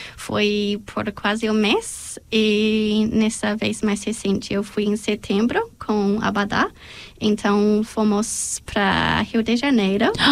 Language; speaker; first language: Portuguese; non-native, fluent; English